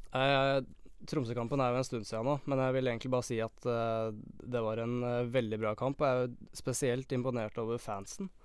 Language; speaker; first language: Norwegian; native; Norwegian